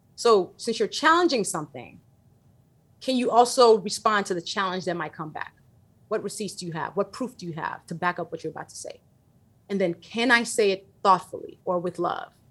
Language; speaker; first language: English; early bilingual, other home language; Yoruba